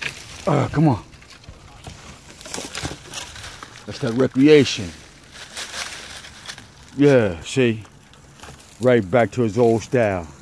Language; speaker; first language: English; native; English